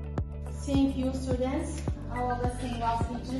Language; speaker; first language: English; non-native, learner; Kazakh